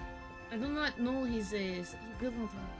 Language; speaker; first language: English; native; English